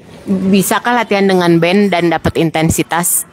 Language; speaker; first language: Indonesian; native; Indonesian